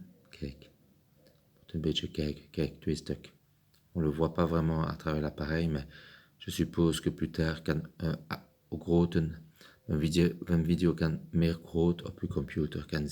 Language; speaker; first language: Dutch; non-native, learner; French